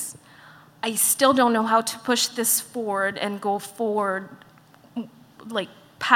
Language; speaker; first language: English; native; English